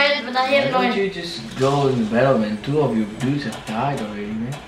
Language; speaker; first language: English; non-native, fluent; Indonesian